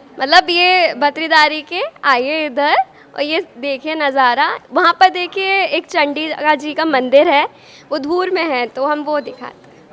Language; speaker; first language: Hindi; native; Hindi